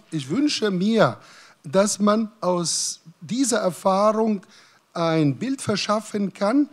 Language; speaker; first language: German; non-native, fluent; Arabic